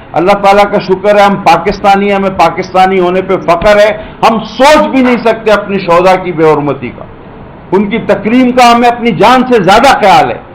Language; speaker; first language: Urdu; non-native, local second language; Sindhi